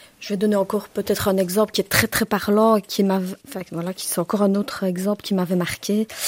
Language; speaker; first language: French; early bilingual, other home language; Turkish